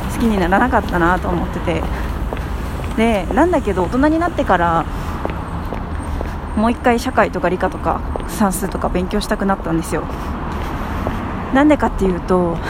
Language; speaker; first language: Japanese; native; Japanese